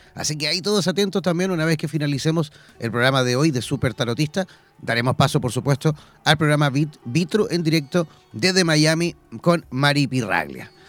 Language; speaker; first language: Spanish; native; Spanish